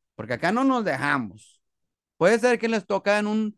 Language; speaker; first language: Spanish; early bilingual, heritage; Spanish